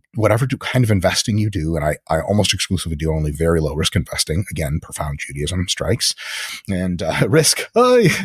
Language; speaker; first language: English; early bilingual, other home language; Russian